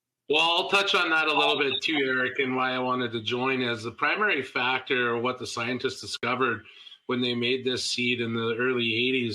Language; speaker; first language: English; native; English